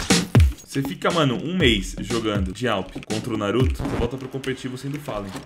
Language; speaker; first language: Portuguese; native; Portuguese